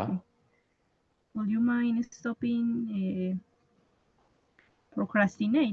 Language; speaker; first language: English; non-native, learner; Spanish